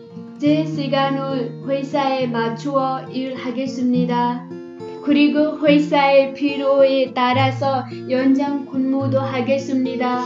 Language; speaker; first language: Korean; non-native, learner; Nepali